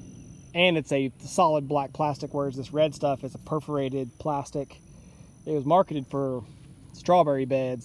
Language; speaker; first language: English; native; English